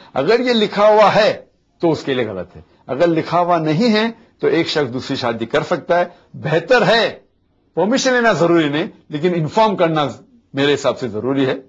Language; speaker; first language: Hindi; non-native, local second language; Konkani